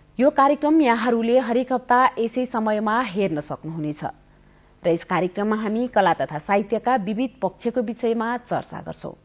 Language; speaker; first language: Nepali; native; Nepali